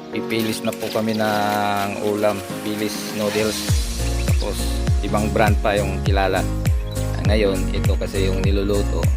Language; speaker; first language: Filipino; non-native, local second language; Hiligaynon